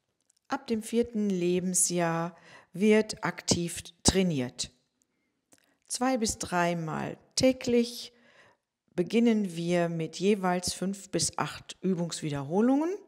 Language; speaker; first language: German; native; German